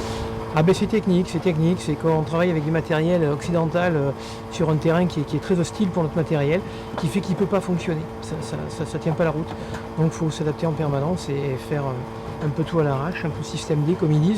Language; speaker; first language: French; native; French